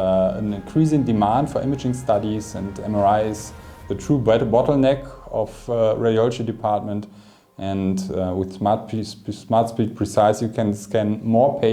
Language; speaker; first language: English; non-native, fluent; German